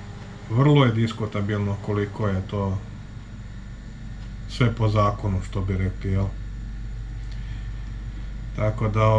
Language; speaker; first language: Serbian; native; Serbian